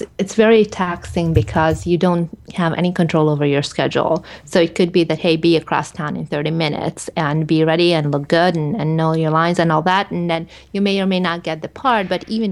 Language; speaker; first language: English; early bilingual, other home language; Hungarian